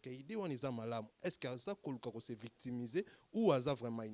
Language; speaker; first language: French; non-native, local second language; Lingala